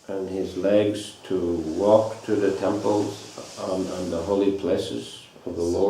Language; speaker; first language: English; non-native, fluent; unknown